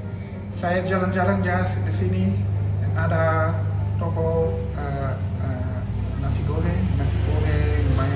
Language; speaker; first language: Indonesian; non-native, learner; Dutch